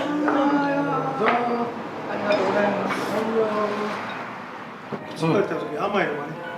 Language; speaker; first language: Japanese; native; Japanese